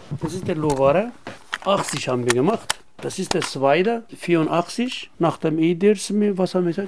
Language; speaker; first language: German; non-native, learner; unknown